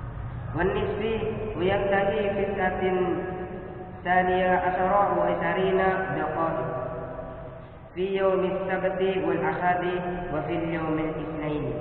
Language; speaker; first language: Arabic; non-native, learner; Indonesian